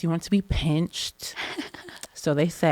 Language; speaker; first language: English; native; English